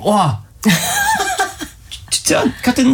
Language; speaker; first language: Korean; non-native, learner; German